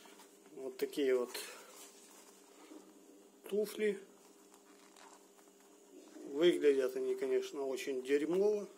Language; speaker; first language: Russian; native; Russian